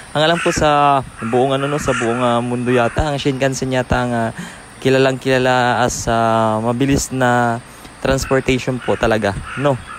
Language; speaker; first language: Filipino; native; Filipino